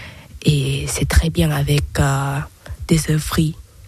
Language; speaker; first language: French; non-native, learner; Thai